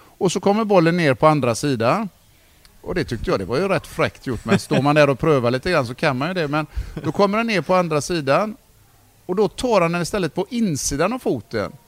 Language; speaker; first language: Swedish; native; Swedish